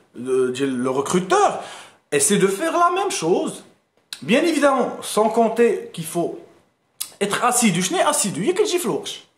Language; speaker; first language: French; non-native, local second language; Arabic